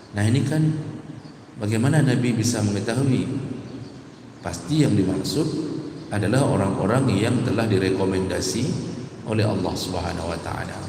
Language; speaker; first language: Malay; non-native, local second language; Achinese